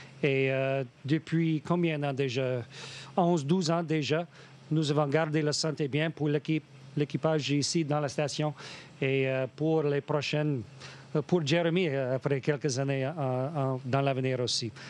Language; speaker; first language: French; non-native, fluent; English